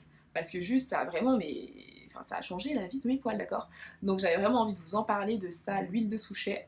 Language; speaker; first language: French; native; French